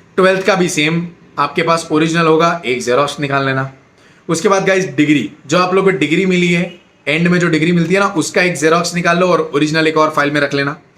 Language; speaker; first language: Hindi; non-native, local second language; Gujarati